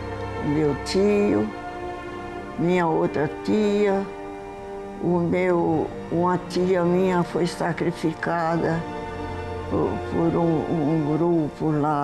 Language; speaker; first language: Portuguese; early bilingual, heritage; Portuguese